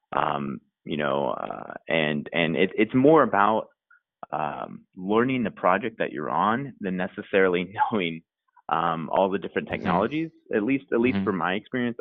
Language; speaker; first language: English; native; English